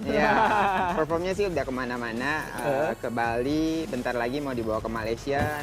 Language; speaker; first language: Indonesian; native; Indonesian